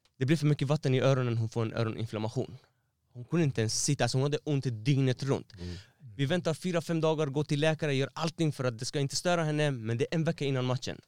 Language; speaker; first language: Swedish; non-native, fluent; Persian